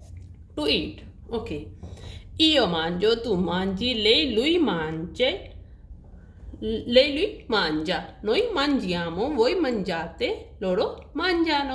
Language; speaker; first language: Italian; non-native, learner; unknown